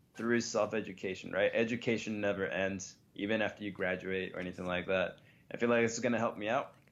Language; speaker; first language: English; early bilingual, other home language; Spanish